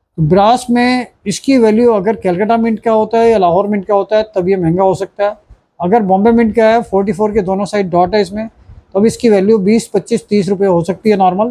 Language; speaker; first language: Hindi; native; Hindi